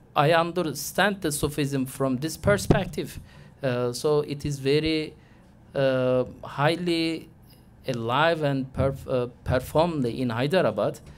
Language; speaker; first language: English; non-native, fluent; Turkish